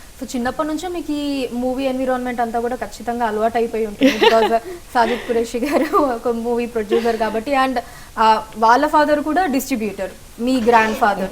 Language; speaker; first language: Telugu; native; Telugu